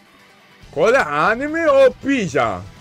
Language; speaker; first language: Japanese; non-native, learner; English